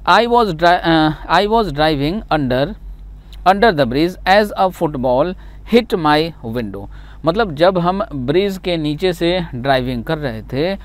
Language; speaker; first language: Hindi; native; Hindi